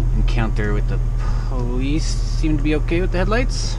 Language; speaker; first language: English; native; English